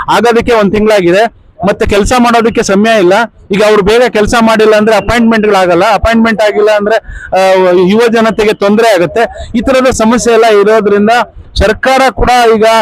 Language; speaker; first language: Kannada; non-native, local second language; Lambadi